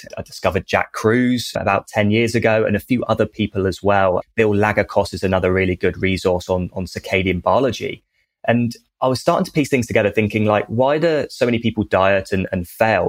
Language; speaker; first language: English; native; English